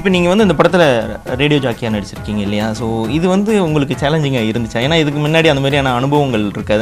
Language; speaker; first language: Tamil; native; Tamil